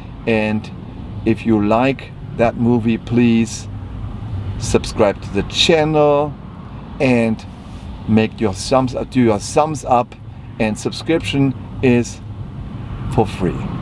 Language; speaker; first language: English; non-native, fluent; German